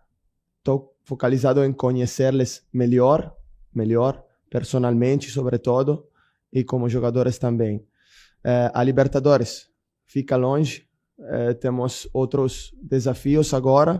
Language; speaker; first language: Portuguese; non-native, fluent; Italian